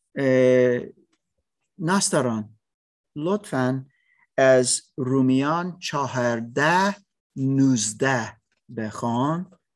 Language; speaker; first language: Persian; non-native, learner; English